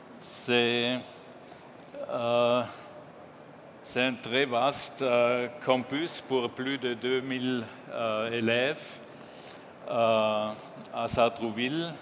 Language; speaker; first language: French; non-native, learner; German